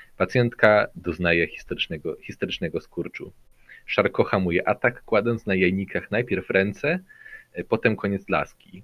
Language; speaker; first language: Polish; native; Polish